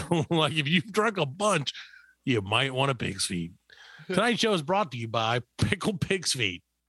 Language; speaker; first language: English; native; English